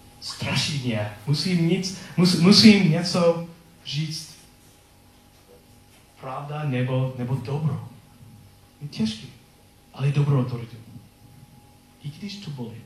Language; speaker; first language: Czech; non-native, learner; English